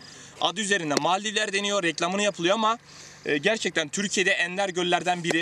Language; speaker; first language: Turkish; native; Turkish